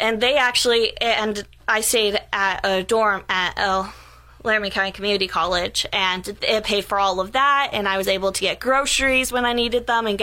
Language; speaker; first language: English; native; English